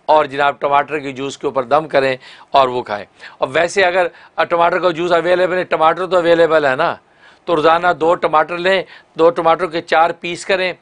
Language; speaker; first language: Urdu; native; Urdu